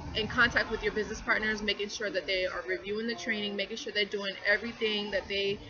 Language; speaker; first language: English; native; English